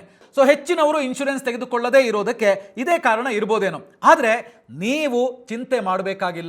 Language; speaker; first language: Kannada; native; Kannada